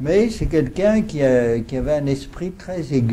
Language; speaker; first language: French; native; French